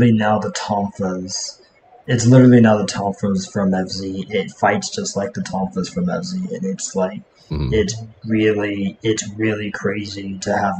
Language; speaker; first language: English; native; English